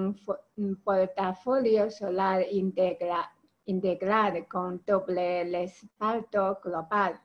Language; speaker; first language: Spanish; non-native, learner; Chinese